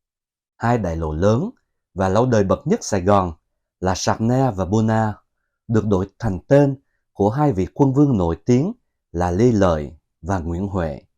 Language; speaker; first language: Vietnamese; native; Vietnamese